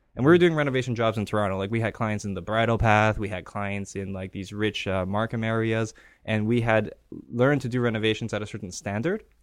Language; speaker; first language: English; early bilingual, other home language; Greek